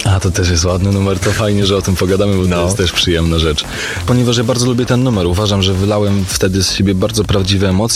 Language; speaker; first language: Polish; native; Polish